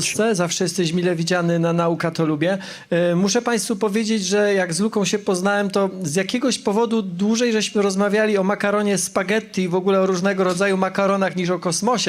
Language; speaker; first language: Polish; native; Polish